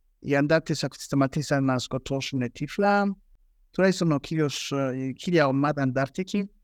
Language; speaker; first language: Greek; non-native, fluent; Rundi